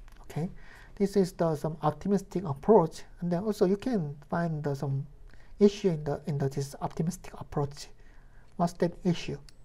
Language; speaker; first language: English; non-native, fluent; Korean